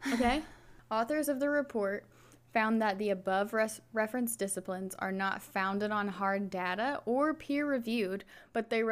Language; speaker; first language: English; native; English